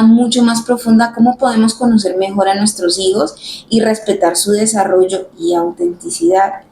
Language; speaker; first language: Spanish; native; Spanish